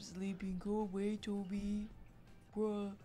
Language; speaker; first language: English; native; English